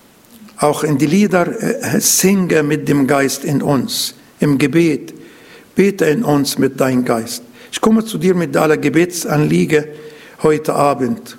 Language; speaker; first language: German; non-native, learner; Arabic